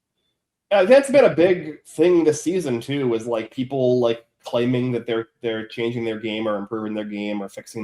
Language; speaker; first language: English; native; English